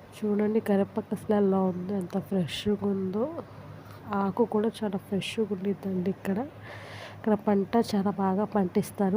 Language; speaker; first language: Telugu; non-native, local second language; Urdu